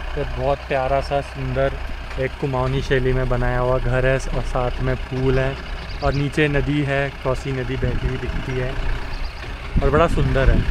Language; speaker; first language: Hindi; non-native, local second language; Kannada